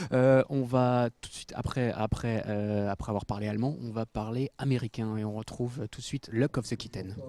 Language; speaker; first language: French; native; French